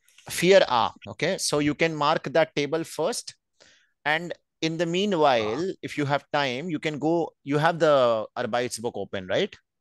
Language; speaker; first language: English; non-native, local second language; Hindi